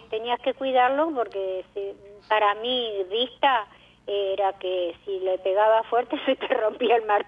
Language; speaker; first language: Spanish; native; Spanish